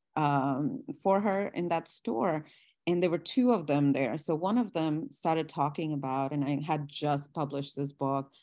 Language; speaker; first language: English; non-native, local second language; Gujarati